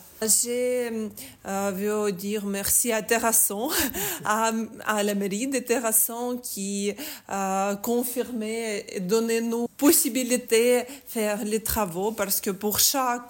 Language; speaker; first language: French; non-native, learner; Ukrainian